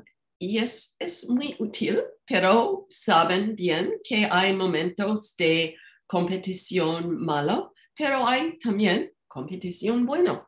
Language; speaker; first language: Spanish; non-native, fluent; English